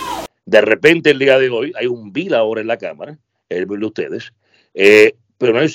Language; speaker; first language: Spanish; native; Spanish